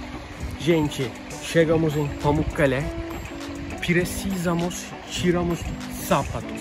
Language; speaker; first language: Portuguese; non-native, learner; Turkish